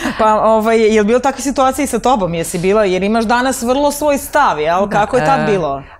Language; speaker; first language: Serbian; native; Serbian